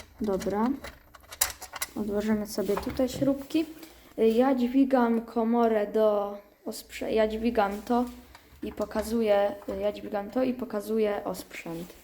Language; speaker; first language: Polish; native; Polish